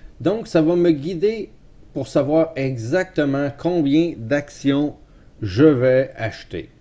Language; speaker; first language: French; native; French